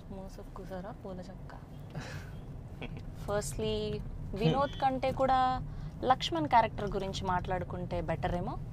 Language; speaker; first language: Telugu; native; Telugu